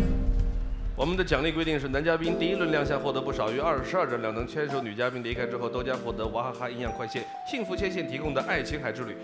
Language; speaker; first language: Chinese; native; Chinese